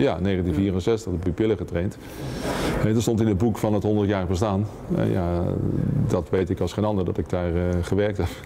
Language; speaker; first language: Dutch; native; Dutch